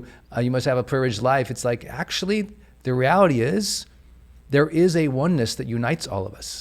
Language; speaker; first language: English; native; English